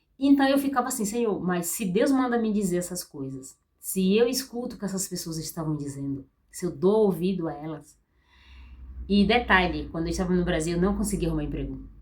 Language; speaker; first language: Portuguese; native; Portuguese